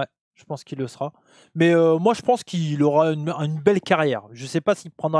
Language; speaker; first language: French; native; French